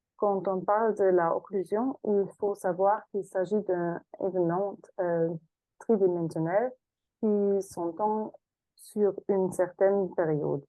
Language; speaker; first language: French; non-native, fluent; German